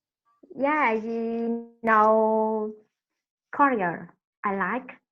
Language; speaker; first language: English; non-native, learner; Vietnamese